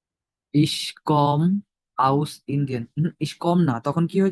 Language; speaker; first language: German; non-native, fluent; Bangla